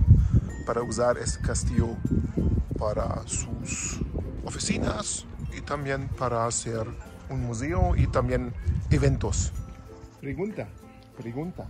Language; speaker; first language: Spanish; non-native, learner; German